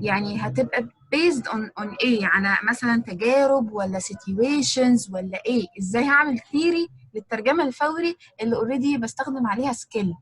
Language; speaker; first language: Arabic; native; Arabic